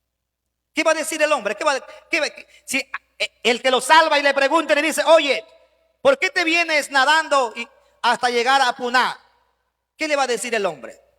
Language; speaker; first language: Spanish; native; Spanish